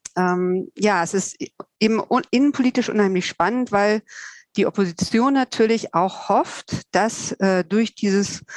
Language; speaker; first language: German; non-native, fluent; Russian